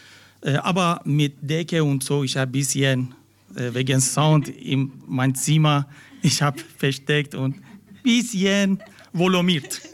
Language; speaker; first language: German; non-native, learner; Persian